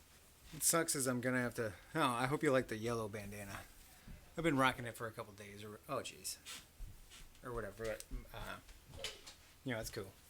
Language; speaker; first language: English; native; English